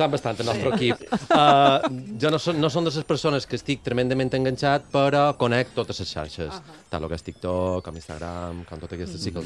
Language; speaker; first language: Catalan; native; Catalan